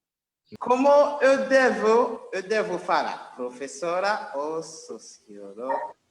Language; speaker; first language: Portuguese; non-native, learner; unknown